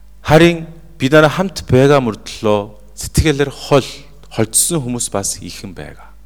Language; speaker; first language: Mongolian; non-native, fluent; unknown